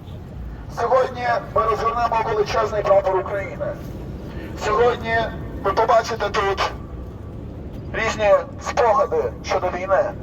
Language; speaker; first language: Ukrainian; native; Ukrainian